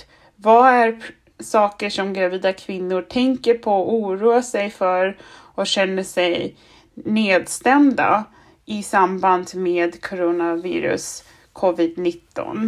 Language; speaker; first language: Swedish; non-native, fluent; German